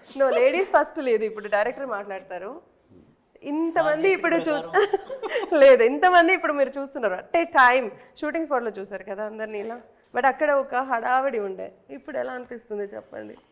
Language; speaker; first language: Telugu; non-native, fluent; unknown